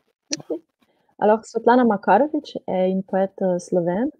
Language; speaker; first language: French; non-native, fluent; Slovenian